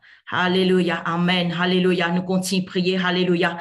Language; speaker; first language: French; non-native, local second language; Morisyen